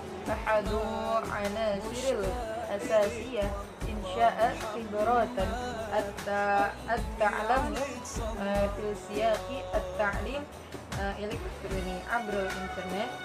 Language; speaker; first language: Arabic; non-native, learner; Indonesian